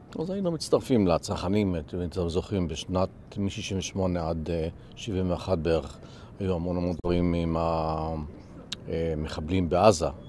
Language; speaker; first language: Hebrew; native; Hebrew